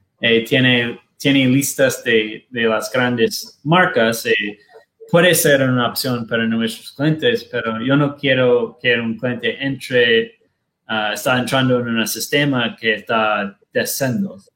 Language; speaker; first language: Spanish; non-native, learner; Portuguese